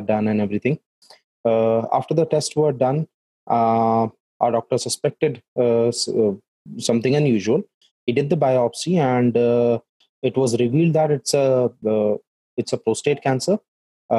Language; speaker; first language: English; non-native, local second language; Hindi